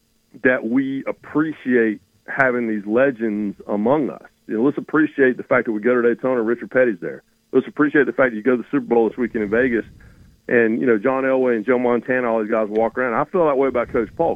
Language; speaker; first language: English; native; English